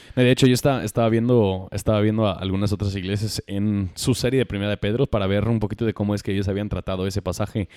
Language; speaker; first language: Spanish; non-native, fluent; English